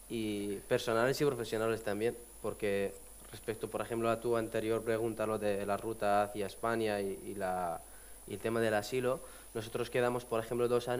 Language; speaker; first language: Spanish; non-native, fluent; Arabic